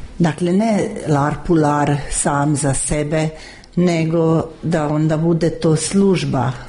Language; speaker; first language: Croatian; early bilingual, heritage; Croatian